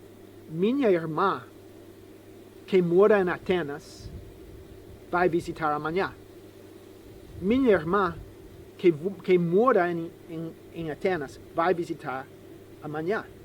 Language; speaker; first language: Portuguese; non-native, fluent; English